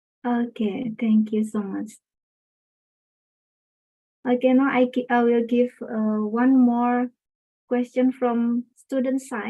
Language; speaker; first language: English; non-native, local second language; Indonesian